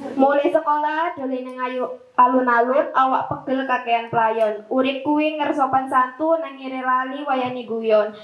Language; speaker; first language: Indonesian; non-native, local second language; Javanese